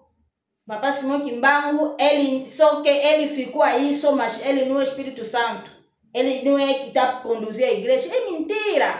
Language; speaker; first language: Portuguese; non-native, fluent; Lingala